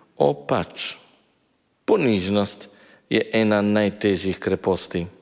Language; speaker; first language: Slovenian; native; Slovenian